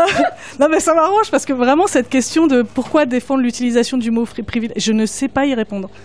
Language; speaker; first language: French; native; French